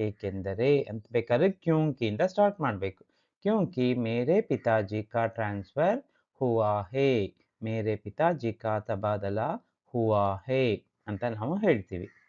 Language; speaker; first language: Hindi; non-native, local second language; Kannada